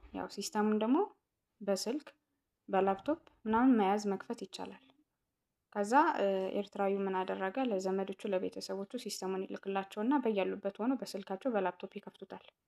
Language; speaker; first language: Amharic; non-native, local second language; Tigrinya